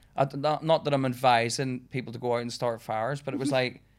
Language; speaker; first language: English; native; English